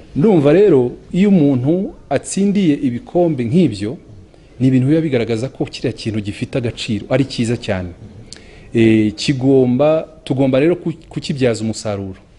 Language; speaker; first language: Kinyarwanda; early bilingual, heritage; Kinyarwanda